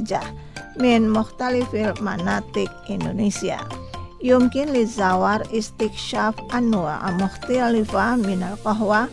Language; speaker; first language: Arabic; non-native, fluent; Indonesian